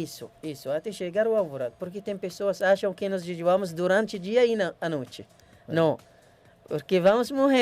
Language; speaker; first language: Portuguese; non-native, learner; Arabic